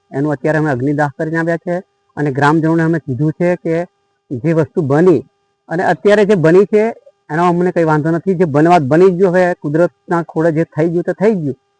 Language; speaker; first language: Gujarati; non-native, local second language; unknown